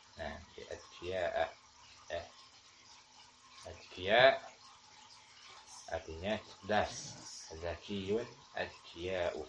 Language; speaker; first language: Arabic; non-native, fluent; Indonesian